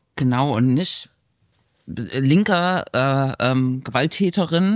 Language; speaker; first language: German; native; German